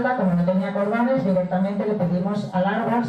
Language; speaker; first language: Spanish; native; Spanish